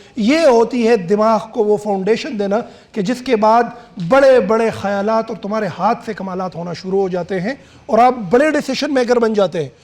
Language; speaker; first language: Urdu; non-native, local second language; Pashto